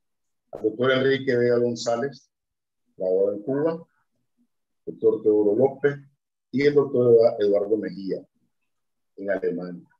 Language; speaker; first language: Spanish; native; Spanish